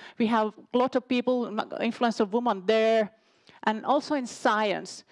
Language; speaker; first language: English; non-native, fluent; Finnish